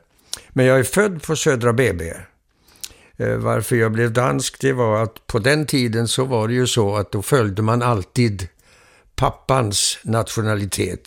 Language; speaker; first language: Swedish; early bilingual, heritage; Swedish